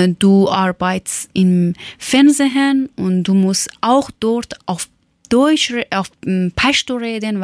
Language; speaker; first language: German; non-native, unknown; Persian